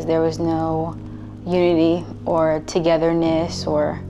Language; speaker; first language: English; native; English